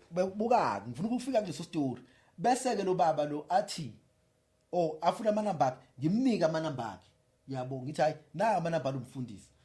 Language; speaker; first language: Zulu; native; Zulu